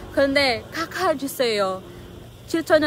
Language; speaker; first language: Korean; non-native, learner; Filipino